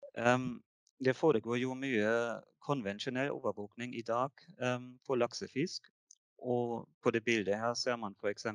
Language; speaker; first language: Norwegian; non-native, fluent; German